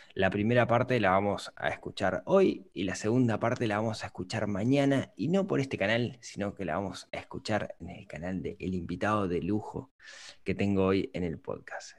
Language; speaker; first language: Spanish; native; Spanish